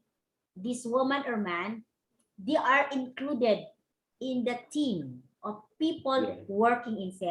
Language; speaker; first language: English; non-native, local second language; Cebuano